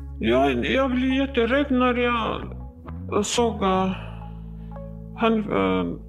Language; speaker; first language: Swedish; non-native, learner; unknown